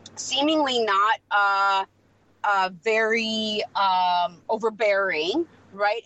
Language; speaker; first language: English; non-native, fluent; Russian